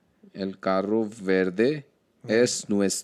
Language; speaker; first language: Spanish; non-native, learner; Hindi